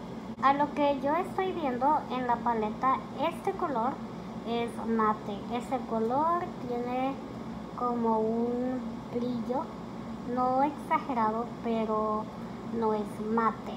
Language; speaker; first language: Spanish; early bilingual, heritage; Spanish